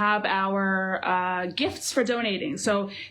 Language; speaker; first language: English; native; English